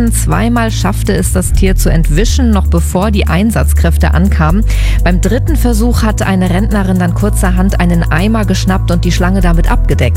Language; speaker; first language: German; native; German